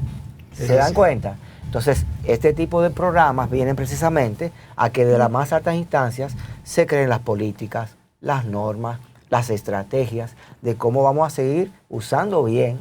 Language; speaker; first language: Spanish; native; Spanish